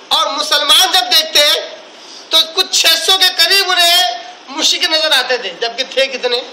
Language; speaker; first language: Urdu; native; Urdu